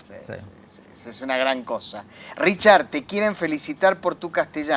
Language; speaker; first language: Spanish; native; Spanish